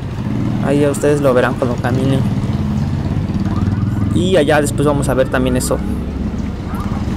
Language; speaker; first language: Spanish; native; Spanish